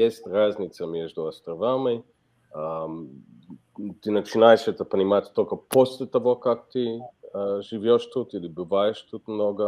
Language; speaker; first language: Russian; non-native, fluent; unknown